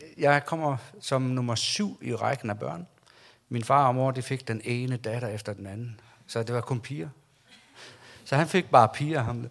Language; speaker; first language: Danish; non-native, local second language; Faroese